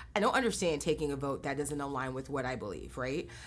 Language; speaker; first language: English; native; English